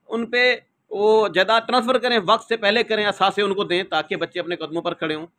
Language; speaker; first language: Urdu; non-native, local second language; Saraiki